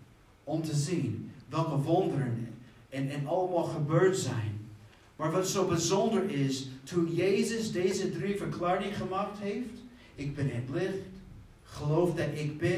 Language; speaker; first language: Dutch; non-native, fluent; English